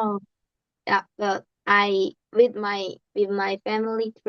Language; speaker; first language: English; non-native, learner; Korean